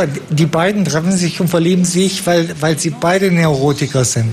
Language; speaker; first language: German; non-native, fluent; Romanian